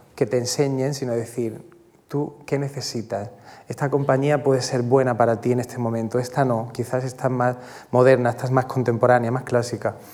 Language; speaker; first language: Spanish; native; Spanish